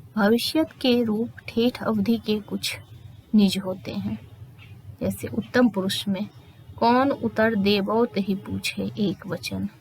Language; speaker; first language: Hindi; native; Hindi